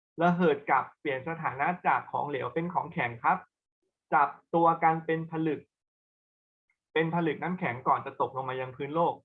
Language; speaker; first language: Thai; native; Thai